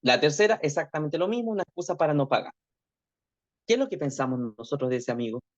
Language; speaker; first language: Spanish; native; Spanish